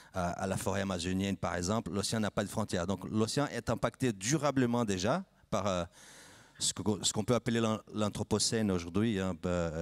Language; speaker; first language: French; non-native, fluent; Portuguese